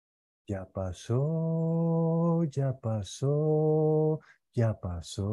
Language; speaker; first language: Spanish; native; Spanish